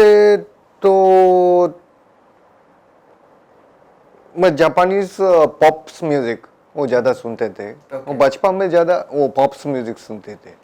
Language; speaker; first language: Hindi; non-native, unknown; Japanese